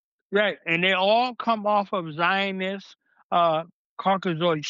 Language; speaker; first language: English; native; English